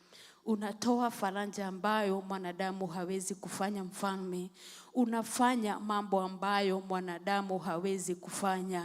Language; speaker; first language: Swahili; non-native, local second language; Kikuyu